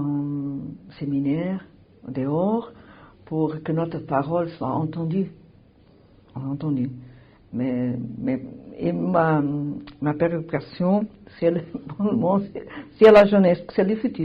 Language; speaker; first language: French; non-native, learner; Portuguese